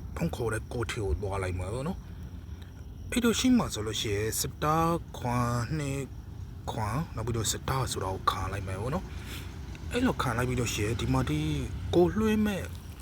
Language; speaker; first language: Burmese; native; Burmese